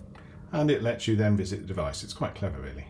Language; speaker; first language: English; native; English